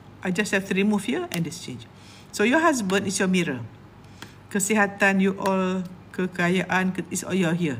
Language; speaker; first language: English; non-native, local second language; Malay